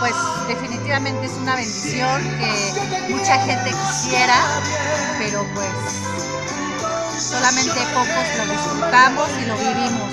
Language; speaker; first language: Spanish; native; Spanish